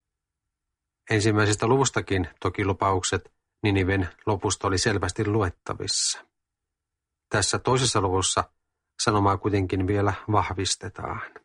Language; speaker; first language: Finnish; native; Finnish